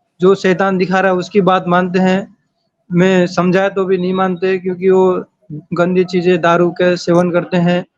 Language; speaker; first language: Urdu; non-native, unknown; Nepali